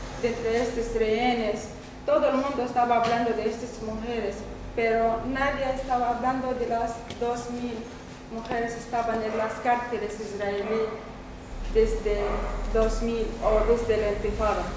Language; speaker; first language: Spanish; non-native, learner; Arabic